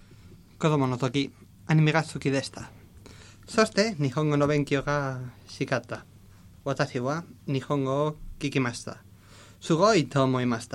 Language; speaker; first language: Japanese; non-native, learner; Spanish